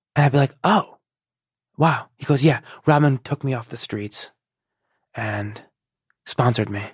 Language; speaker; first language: English; early bilingual, other home language; Persian